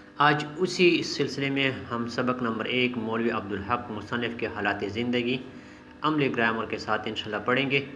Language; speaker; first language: Urdu; non-native, local second language; Pashto